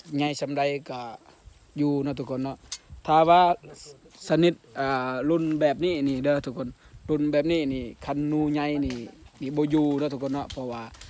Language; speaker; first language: Lao; non-native, local second language; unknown